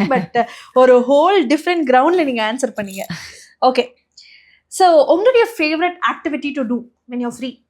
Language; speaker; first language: Tamil; native; Tamil